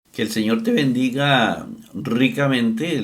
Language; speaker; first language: Spanish; native; Spanish